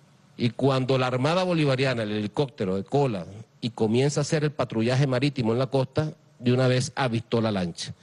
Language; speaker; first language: Spanish; native; Spanish